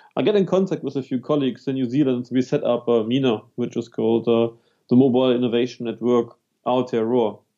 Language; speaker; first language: English; non-native, fluent; German